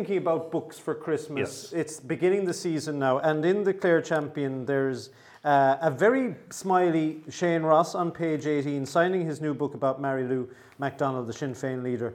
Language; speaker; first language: English; native; English